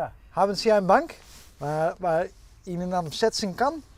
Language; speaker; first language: German; non-native, learner; Dutch